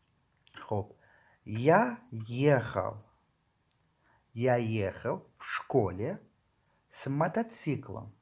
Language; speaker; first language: Russian; non-native, learner; Tajik